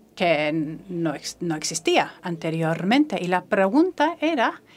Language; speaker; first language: Spanish; non-native, fluent; French